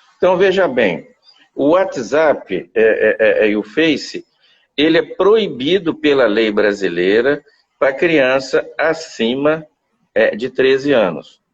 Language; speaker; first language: Portuguese; native; Portuguese